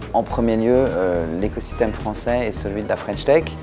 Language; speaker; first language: French; native; French